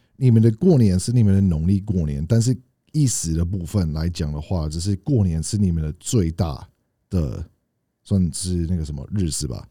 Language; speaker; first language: Chinese; non-native, fluent; English